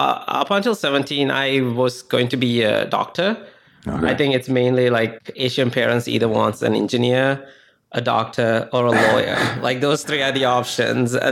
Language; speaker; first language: English; non-native, local second language; Sinhala